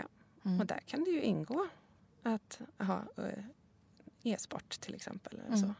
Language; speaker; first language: Swedish; native; Swedish